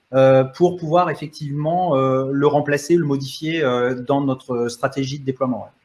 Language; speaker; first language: French; native; French